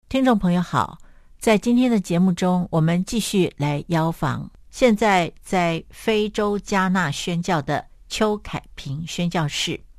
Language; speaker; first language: Chinese; native; Chinese